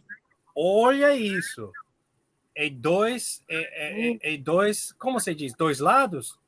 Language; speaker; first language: Portuguese; non-native, learner; English